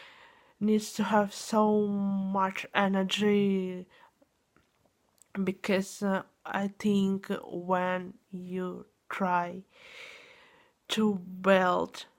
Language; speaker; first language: English; non-native, learner; Russian